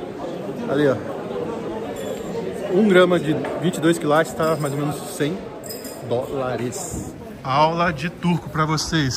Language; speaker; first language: Portuguese; native; Portuguese